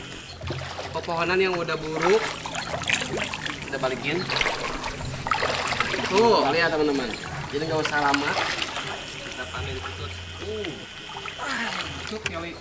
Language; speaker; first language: Indonesian; non-native, local second language; Sundanese